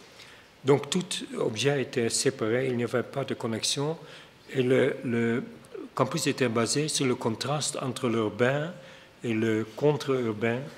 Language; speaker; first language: French; non-native, fluent; Dutch